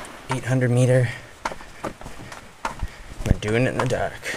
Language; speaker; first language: English; native; English